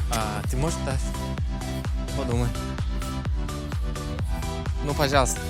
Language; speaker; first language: Russian; non-native, learner; Turkmen